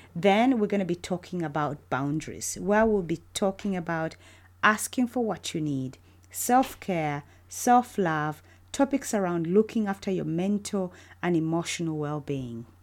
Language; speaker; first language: English; non-native, local second language; Ganda